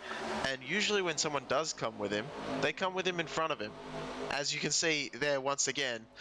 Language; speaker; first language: English; native; English